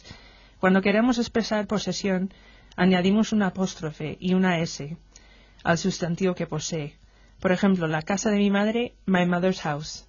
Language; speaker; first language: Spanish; non-native, fluent; English